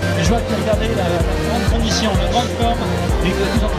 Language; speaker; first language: French; native; French